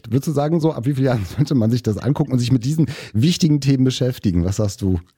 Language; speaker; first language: German; native; German